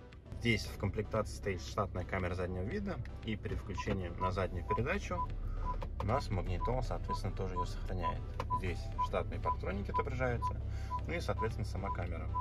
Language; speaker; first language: Russian; native; Russian